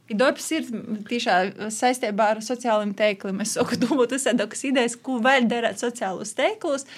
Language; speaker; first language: Latvian; native; Latvian